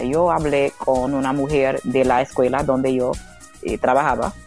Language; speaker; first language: Spanish; non-native, learner; English